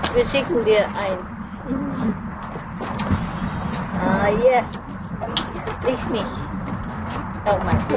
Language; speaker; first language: German; non-native, learner; Vietnamese